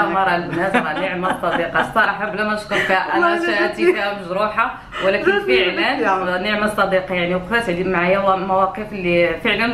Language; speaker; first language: Arabic; native; Arabic